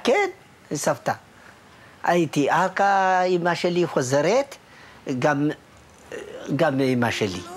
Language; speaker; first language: Hebrew; non-native, learner; Amharic